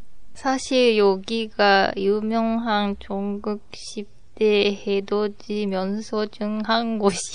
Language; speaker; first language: Korean; non-native, learner; Japanese